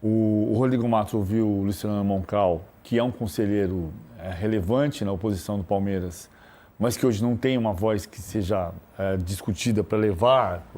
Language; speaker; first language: Portuguese; native; Portuguese